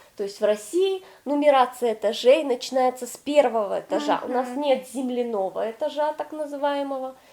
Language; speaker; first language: Russian; native; Russian